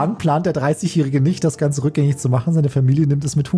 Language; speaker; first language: German; native; German